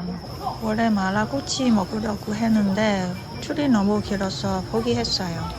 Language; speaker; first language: Korean; non-native, fluent; Cantonese